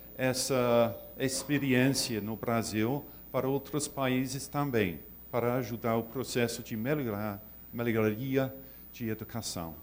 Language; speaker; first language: Portuguese; non-native, learner; English